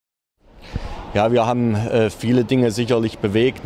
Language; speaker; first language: German; native; German